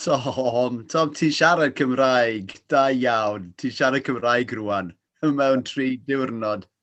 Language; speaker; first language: Welsh; non-native, fluent; English